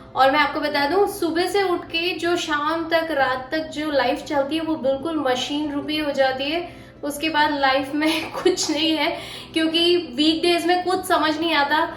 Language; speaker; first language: Hindi; native; Hindi